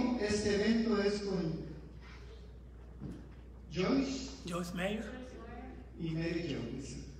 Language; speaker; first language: Spanish; native; Spanish